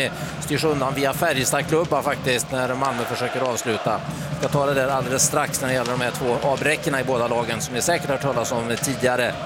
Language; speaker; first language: Swedish; native; Swedish